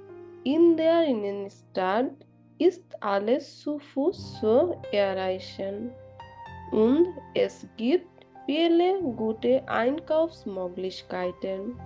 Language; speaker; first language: German; non-native, learner; Bangla